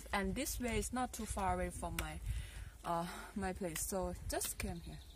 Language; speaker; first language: English; non-native, learner; Thai